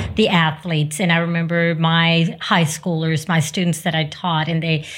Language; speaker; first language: English; native; English